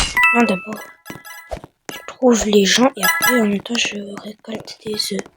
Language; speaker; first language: French; native; French